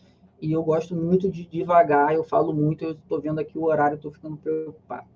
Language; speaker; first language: Portuguese; native; Portuguese